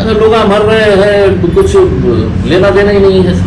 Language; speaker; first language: Hindi; non-native, local second language; Marathi